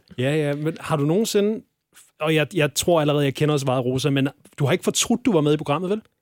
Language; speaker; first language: Danish; native; Danish